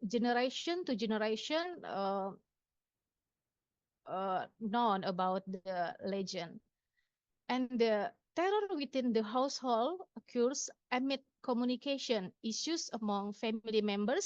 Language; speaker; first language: English; non-native, local second language; Indonesian